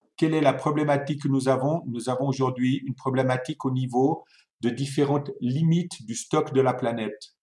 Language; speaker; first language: French; early bilingual, other home language; Italian